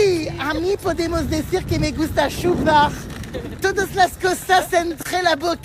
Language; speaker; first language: Spanish; non-native, learner; French